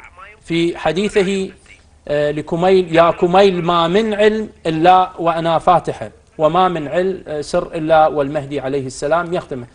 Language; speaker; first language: Arabic; native; Arabic